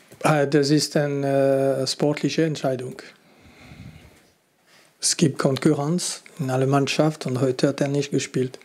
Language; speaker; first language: German; non-native, local second language; French